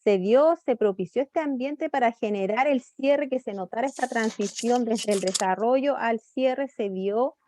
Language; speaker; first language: Spanish; native; Spanish